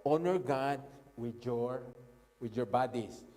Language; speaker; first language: English; non-native, local second language; Filipino